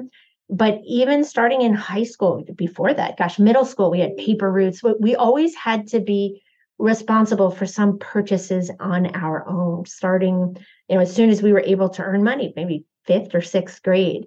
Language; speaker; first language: English; native; English